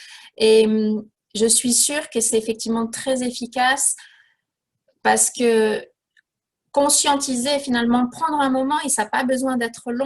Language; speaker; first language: French; native; French